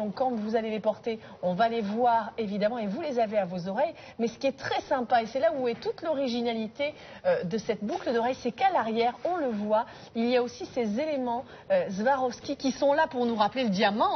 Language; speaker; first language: French; native; French